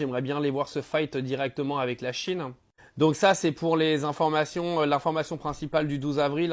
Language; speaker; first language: French; native; French